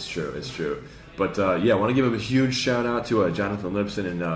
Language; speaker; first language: English; native; English